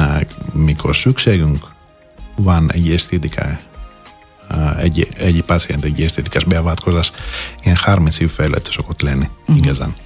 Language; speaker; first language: Hungarian; non-native, fluent; Greek